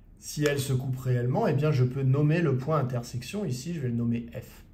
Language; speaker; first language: French; native; French